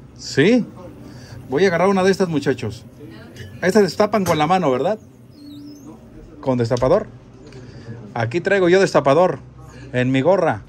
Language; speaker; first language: Spanish; native; Spanish